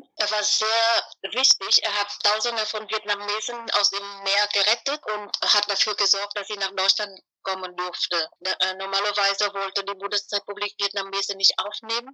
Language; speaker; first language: German; non-native, fluent; Vietnamese